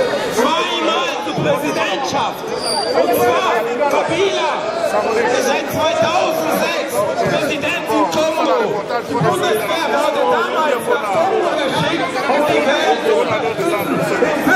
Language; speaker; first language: German; non-native, fluent; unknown